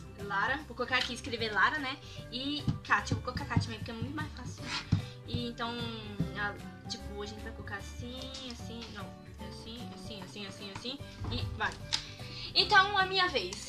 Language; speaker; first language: Portuguese; early bilingual, heritage; Portuguese